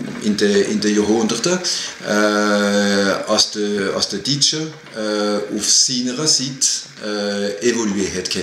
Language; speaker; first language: German; non-native, fluent; French